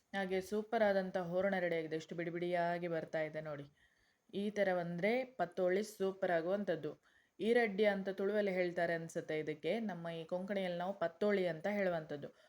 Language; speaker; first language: Kannada; non-native, local second language; Konkani